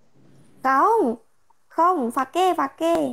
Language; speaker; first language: Vietnamese; non-native, learner; Indonesian